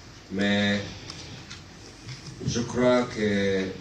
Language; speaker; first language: French; non-native, learner; Bosnian